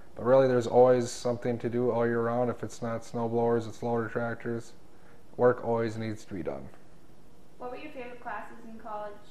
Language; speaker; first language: English; native; English